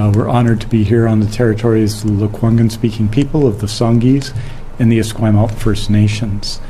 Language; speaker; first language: English; native; English